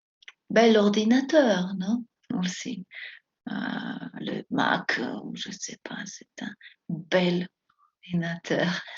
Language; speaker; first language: French; non-native, fluent; Spanish